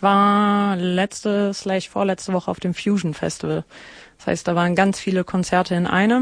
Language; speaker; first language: German; native; German